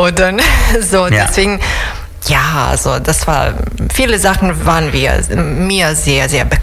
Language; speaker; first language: German; non-native, fluent; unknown